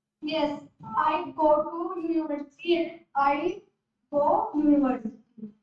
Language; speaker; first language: English; non-native, learner; Hindi